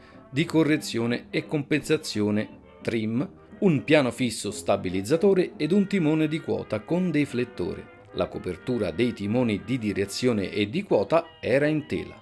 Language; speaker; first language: Italian; native; Italian